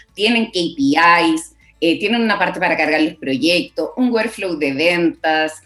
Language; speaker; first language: Spanish; native; Spanish